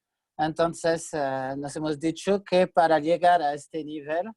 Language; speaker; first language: Spanish; non-native, fluent; French